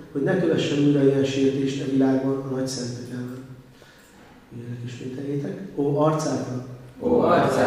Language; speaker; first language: Hungarian; native; Hungarian